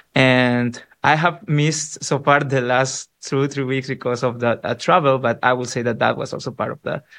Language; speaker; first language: English; non-native, fluent; Spanish